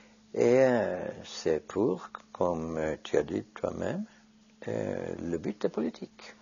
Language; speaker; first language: French; non-native, fluent; Norwegian